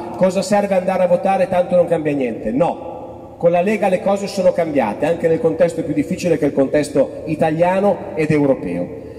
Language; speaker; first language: Italian; native; Italian